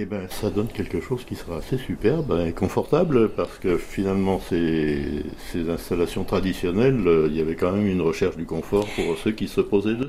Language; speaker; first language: French; native; French